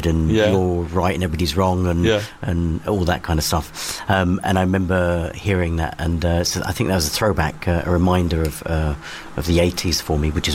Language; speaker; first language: English; native; English